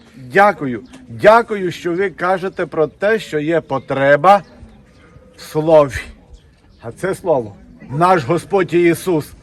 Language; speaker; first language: Ukrainian; non-native, local second language; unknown